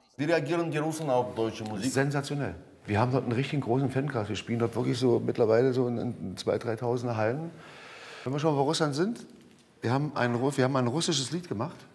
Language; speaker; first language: German; native; German